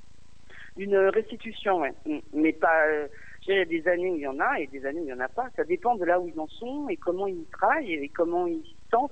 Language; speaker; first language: French; native; French